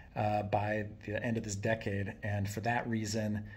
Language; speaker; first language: English; native; English